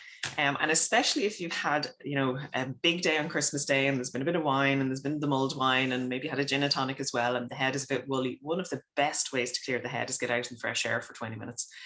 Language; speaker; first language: English; native; English